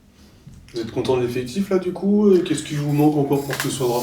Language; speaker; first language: French; native; French